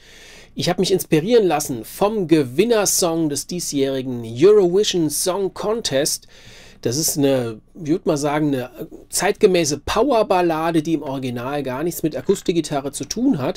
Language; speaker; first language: German; native; German